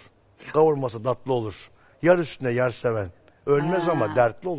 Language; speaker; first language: Turkish; native; Turkish